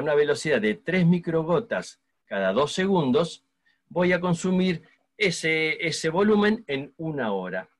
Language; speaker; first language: Spanish; native; Spanish